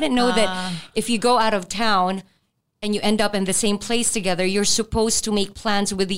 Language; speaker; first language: English; non-native, local second language; Filipino